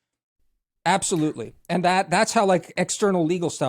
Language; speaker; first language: English; native; English